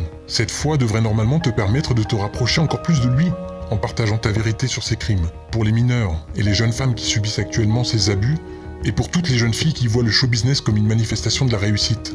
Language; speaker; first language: French; native; French